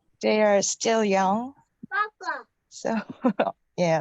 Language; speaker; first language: English; non-native, learner; Korean